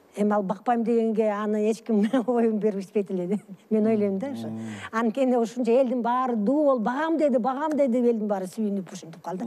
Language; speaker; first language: Kyrgyz; early bilingual, other home language; Russian